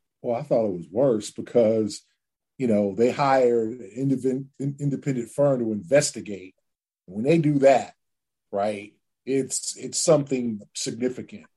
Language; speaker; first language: English; native; English